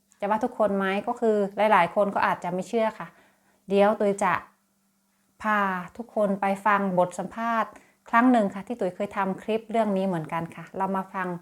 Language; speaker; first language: Thai; native; Thai